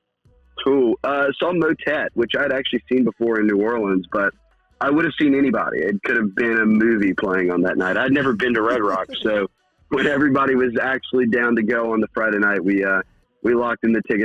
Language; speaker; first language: English; native; English